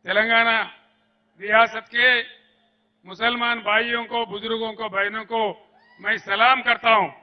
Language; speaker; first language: Hindi; non-native, local second language; Telugu